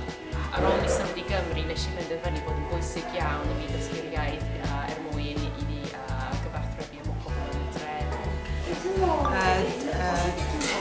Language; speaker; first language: Welsh; non-native, fluent; English